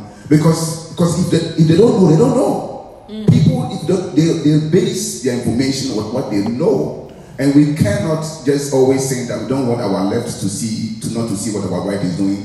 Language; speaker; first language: English; non-native, local second language; Akan